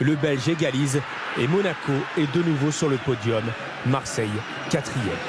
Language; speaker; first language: French; native; French